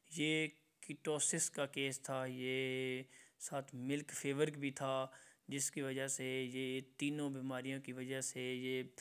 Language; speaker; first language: Urdu; non-native, local second language; Punjabi